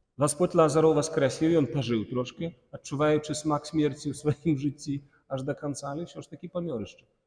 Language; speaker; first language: Belarusian; non-native, local second language; Russian